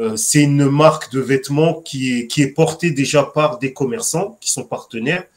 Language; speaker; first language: French; native; French